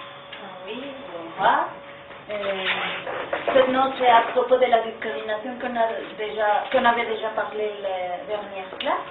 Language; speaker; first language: French; non-native, learner; Spanish